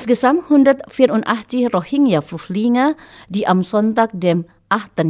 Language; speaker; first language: German; non-native, fluent; Indonesian